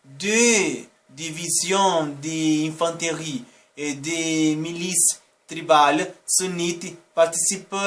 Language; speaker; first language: French; non-native, learner; Portuguese